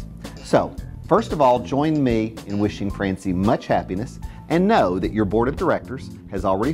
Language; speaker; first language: English; native; English